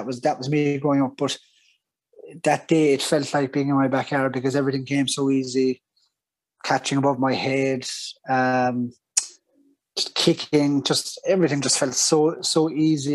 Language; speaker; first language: English; native; English